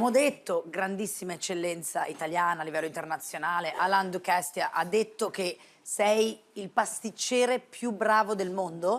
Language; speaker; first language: Italian; native; Italian